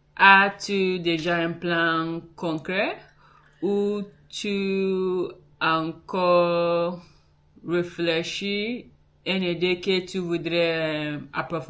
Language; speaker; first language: French; non-native, learner; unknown